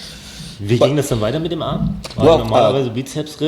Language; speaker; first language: German; native; German